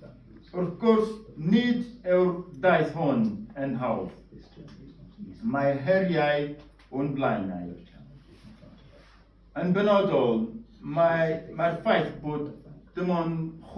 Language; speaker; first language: Welsh; non-native, fluent; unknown